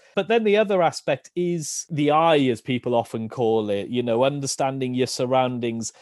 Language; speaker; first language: English; native; English